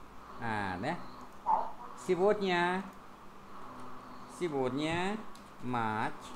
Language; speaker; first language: Russian; non-native, fluent; Vietnamese